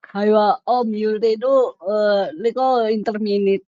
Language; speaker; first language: Cantonese; non-native, learner; Indonesian